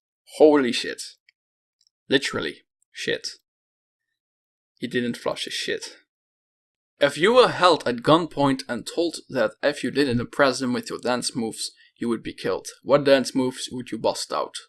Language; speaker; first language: English; non-native, fluent; Dutch